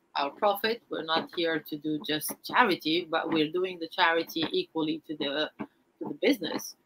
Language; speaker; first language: English; non-native, fluent; Arabic